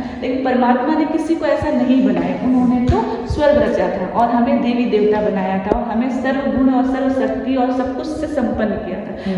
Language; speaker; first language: Hindi; native; Hindi